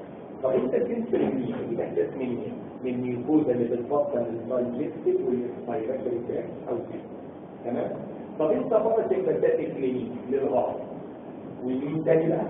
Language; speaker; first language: Arabic; native; Arabic